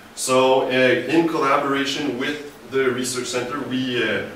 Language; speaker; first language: English; native; English